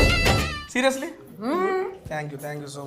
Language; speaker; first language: Telugu; native; Telugu